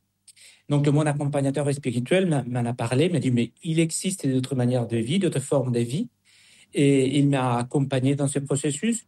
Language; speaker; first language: French; non-native, fluent; Spanish